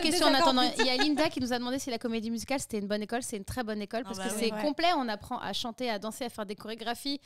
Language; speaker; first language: French; native; French